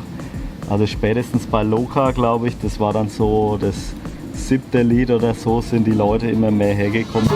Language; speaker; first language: German; native; German